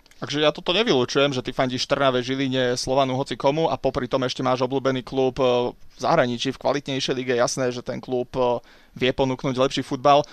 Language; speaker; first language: Slovak; native; Slovak